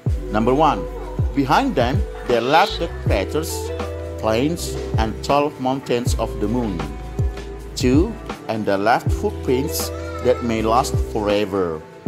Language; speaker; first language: English; non-native, fluent; Indonesian